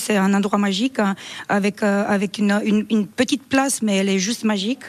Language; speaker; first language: French; non-native, fluent; Romanian